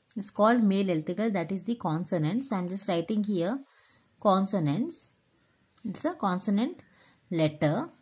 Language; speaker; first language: English; non-native, local second language; Tamil